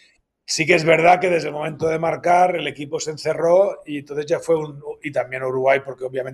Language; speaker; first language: Spanish; native; Spanish